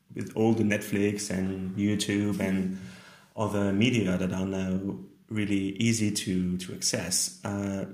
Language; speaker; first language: English; non-native, fluent; French